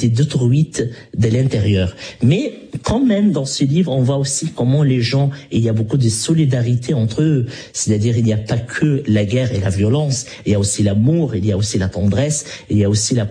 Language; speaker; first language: French; non-native, local second language; Arabic